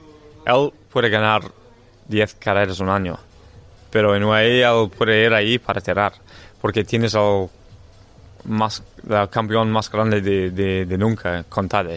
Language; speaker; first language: Spanish; non-native, learner; English